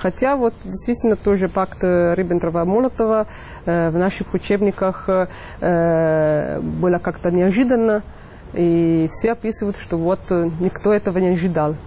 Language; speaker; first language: Russian; non-native, fluent; Italian